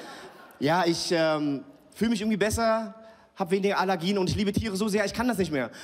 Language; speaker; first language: German; early bilingual, other home language; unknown